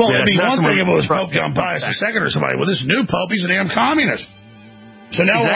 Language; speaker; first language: English; native; English